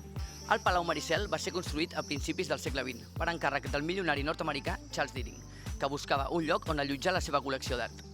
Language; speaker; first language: Catalan; native; Catalan